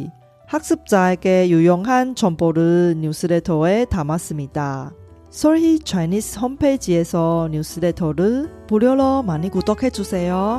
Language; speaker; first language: Korean; non-native, fluent; Chinese